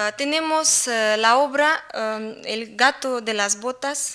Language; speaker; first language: Spanish; non-native, learner; Russian